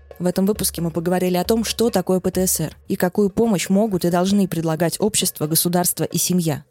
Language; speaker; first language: Russian; native; Russian